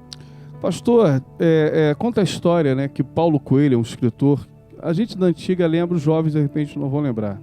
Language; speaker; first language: Portuguese; native; Portuguese